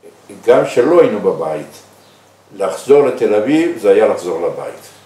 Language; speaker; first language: Hebrew; early bilingual, other home language; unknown